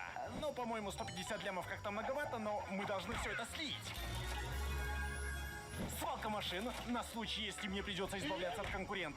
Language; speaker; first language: Russian; native; Russian